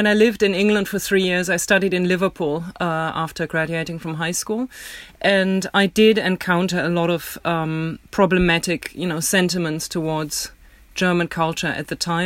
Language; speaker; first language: English; non-native, fluent; German